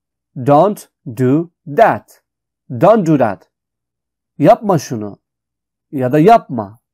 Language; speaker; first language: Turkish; non-native, fluent; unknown